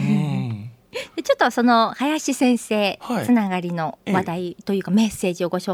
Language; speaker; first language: Japanese; native; Japanese